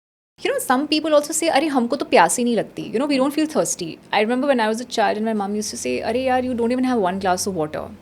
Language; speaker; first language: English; non-native, local second language; Hindi